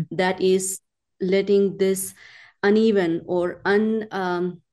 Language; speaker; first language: English; non-native, local second language; Urdu